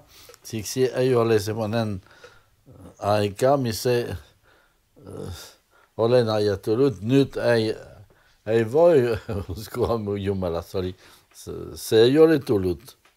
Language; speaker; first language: Finnish; non-native, fluent; French